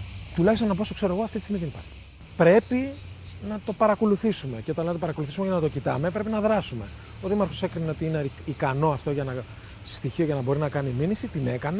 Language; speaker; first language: Greek; native; Greek